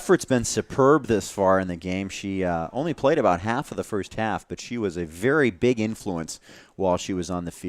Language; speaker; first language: English; native; English